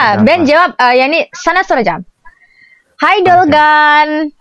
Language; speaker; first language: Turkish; non-native, learner; Indonesian